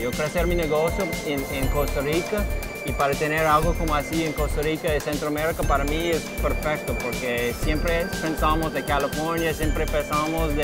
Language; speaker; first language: Spanish; non-native, learner; English